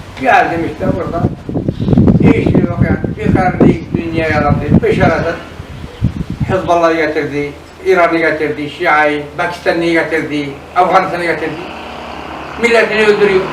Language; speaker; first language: Turkish; non-native, learner; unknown